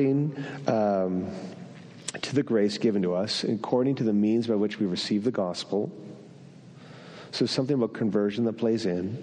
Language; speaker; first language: English; non-native, fluent; French